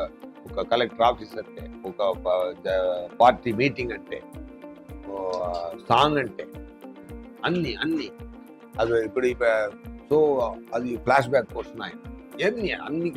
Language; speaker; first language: Telugu; non-native, fluent; Tamil